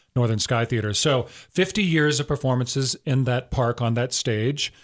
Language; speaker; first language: English; native; English